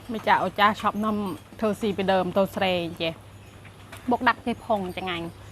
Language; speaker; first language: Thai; non-native, local second language; Northern Khmer